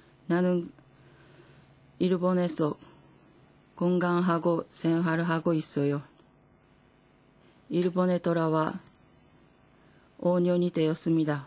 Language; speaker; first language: Korean; non-native, fluent; Japanese